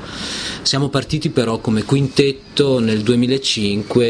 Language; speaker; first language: Italian; native; Italian